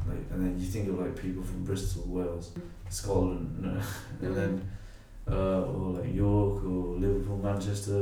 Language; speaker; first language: English; native; English